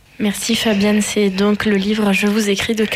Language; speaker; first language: French; native; French